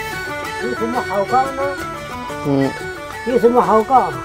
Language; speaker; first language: Chinese; non-native, local second language; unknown